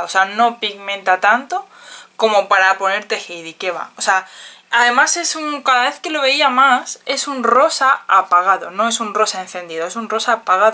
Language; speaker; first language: Spanish; native; Spanish